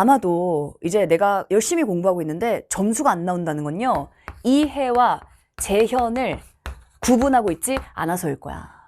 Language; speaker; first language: Korean; native; Korean